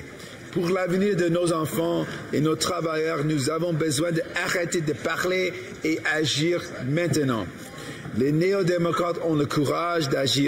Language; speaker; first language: French; non-native, local second language; English